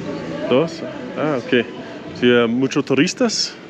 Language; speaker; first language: Spanish; non-native, learner; English